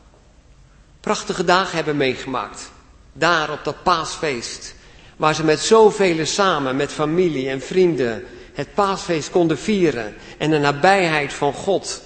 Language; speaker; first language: Dutch; native; Dutch